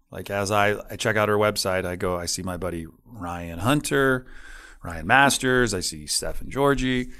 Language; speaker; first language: English; non-native, fluent; German